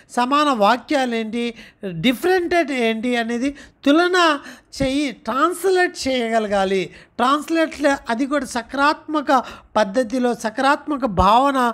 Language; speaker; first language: Telugu; non-native, local second language; Urdu